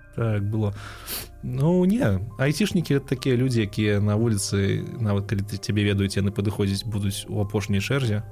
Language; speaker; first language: Belarusian; non-native, local second language; Russian